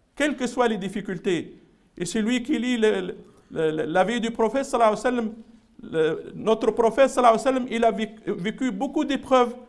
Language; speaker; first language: French; non-native, local second language; Arabic